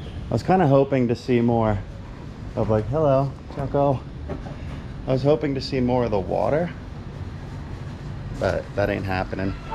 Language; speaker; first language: English; native; English